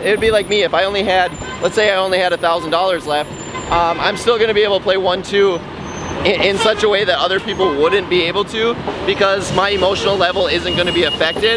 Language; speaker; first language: English; native; English